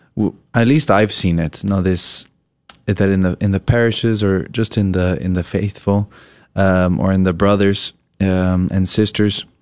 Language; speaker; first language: English; native; English